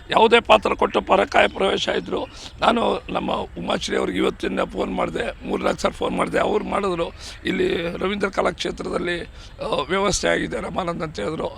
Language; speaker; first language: Kannada; native; Kannada